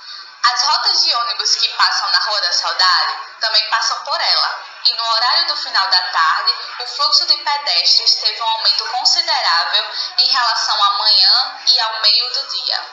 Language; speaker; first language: Portuguese; native; Portuguese